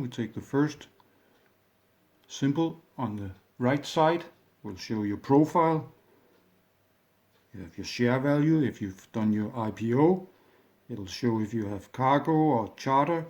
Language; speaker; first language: English; non-native, fluent; Danish